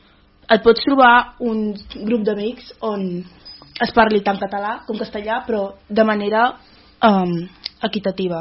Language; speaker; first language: Catalan; early bilingual, other home language; Wolof